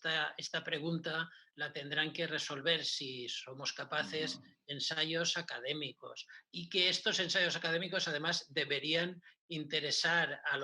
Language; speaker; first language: Spanish; native; Spanish